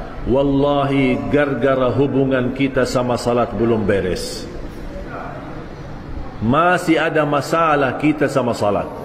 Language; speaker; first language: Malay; non-native, fluent; Arabic